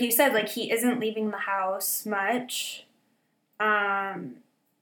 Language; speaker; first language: English; native; English